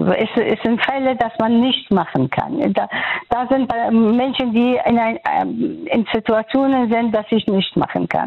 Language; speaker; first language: German; non-native, fluent; Persian